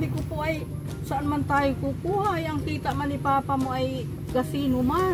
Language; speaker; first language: Filipino; non-native, local second language; Bikol